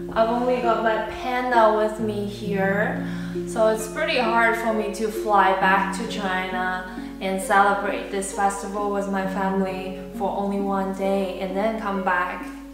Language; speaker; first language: English; non-native, fluent; Chinese